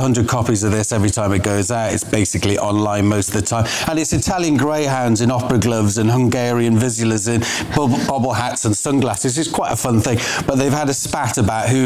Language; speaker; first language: English; native; English